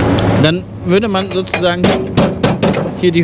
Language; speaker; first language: German; native; German